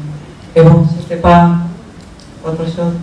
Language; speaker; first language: French; non-native, learner; Spanish